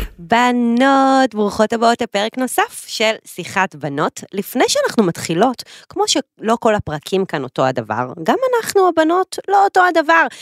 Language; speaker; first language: Hebrew; native; Hebrew